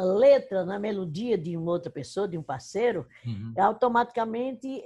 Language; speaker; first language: Portuguese; native; Portuguese